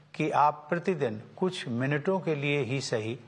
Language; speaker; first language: Hindi; native; Hindi